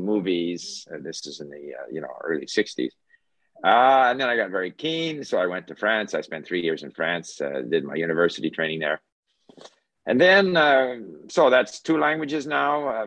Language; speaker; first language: English; early bilingual, other home language; Swedish